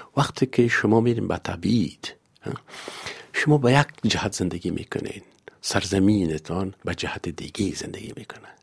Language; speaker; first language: Persian; native; Persian